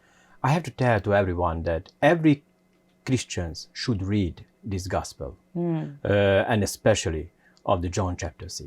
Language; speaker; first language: English; non-native, fluent; Hungarian